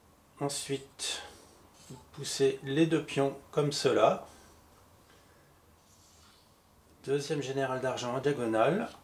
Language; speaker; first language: French; native; French